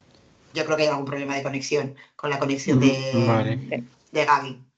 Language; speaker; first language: Spanish; native; Spanish